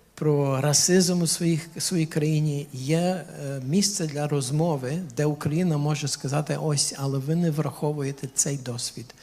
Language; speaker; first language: Ukrainian; early bilingual, heritage; Ukrainian